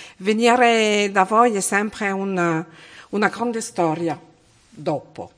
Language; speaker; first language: Italian; non-native, learner; French